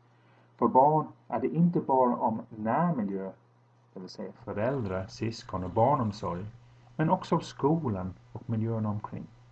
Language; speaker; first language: Swedish; non-native, fluent; English